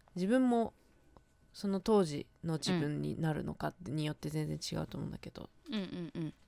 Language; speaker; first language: Japanese; native; Japanese